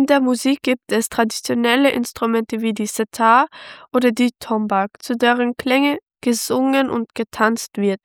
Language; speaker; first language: German; early bilingual, other home language; Pashto